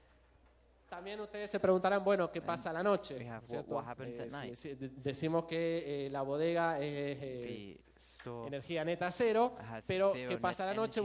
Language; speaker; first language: Spanish; native; Spanish